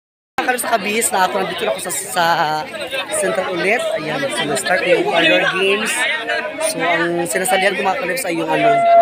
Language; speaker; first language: Filipino; non-native, local second language; Cebuano